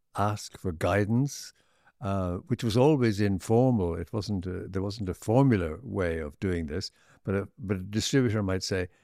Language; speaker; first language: English; native; English